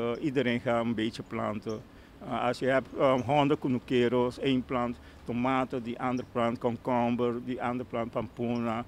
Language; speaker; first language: Dutch; non-native, local second language; Papiamento